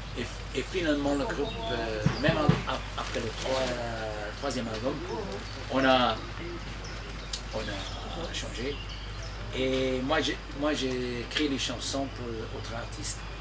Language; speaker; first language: French; non-native, fluent; English